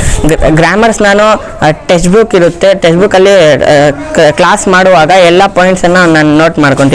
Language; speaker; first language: Kannada; non-native, local second language; Urdu